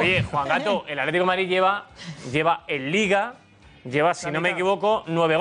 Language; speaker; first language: Spanish; native; Spanish